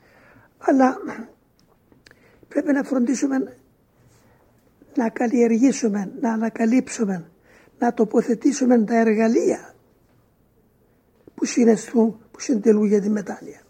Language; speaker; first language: Greek; native; Greek